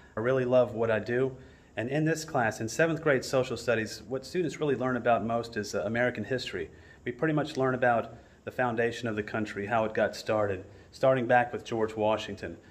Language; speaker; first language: English; native; English